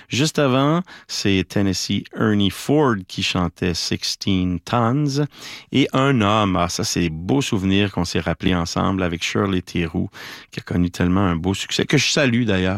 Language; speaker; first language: French; native; French